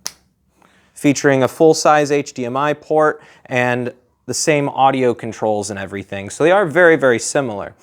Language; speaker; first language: English; native; English